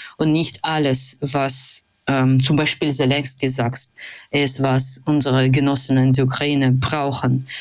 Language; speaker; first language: German; non-native, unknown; Russian